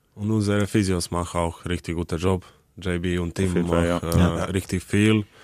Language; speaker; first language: German; non-native, learner; Croatian